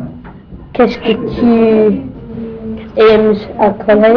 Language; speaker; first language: French; non-native, learner; English